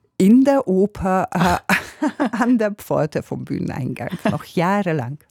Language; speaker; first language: German; non-native, fluent; Hungarian